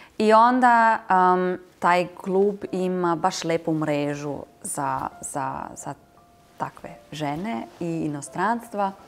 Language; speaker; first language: Serbian; non-native, fluent; German